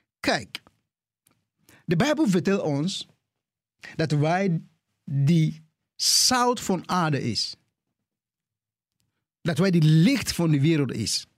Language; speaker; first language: Dutch; non-native, fluent; English